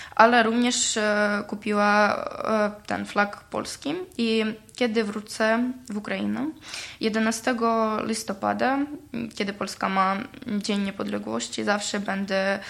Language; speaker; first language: Polish; non-native, learner; Ukrainian